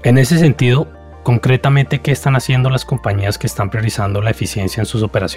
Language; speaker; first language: Spanish; native; Spanish